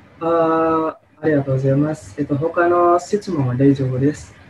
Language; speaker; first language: Japanese; non-native, learner; Indonesian